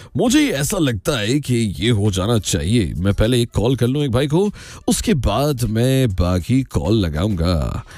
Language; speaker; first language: Hindi; native; Hindi